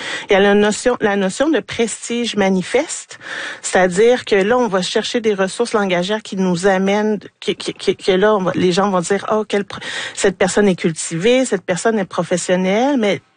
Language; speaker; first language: French; native; French